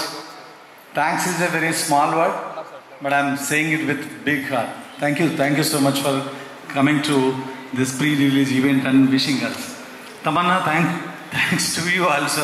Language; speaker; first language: Telugu; native; Telugu